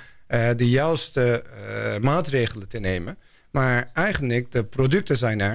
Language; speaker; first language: Dutch; non-native, fluent; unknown